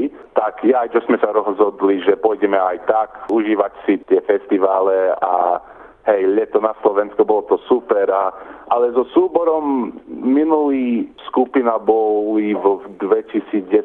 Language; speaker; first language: Slovak; early bilingual, heritage; Slovak